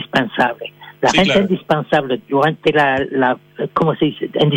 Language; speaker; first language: Spanish; non-native, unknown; French